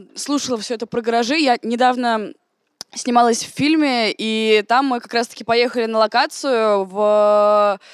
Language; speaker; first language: Russian; native; Russian